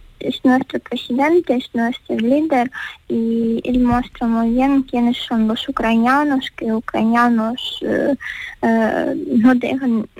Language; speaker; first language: Spanish; non-native, learner; Ukrainian